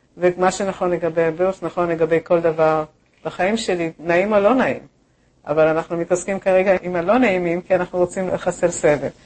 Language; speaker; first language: Hebrew; native; Hebrew